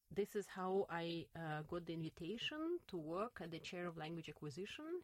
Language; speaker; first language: English; non-native, fluent; Russian